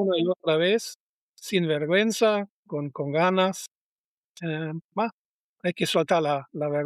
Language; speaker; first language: Spanish; non-native, learner; German